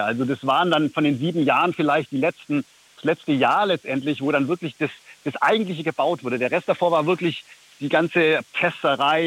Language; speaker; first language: German; native; German